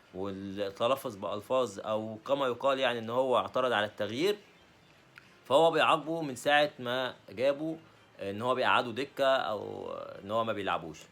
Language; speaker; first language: Arabic; native; Arabic